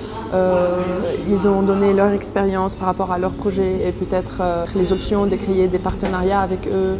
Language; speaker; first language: French; non-native, local second language; Arabic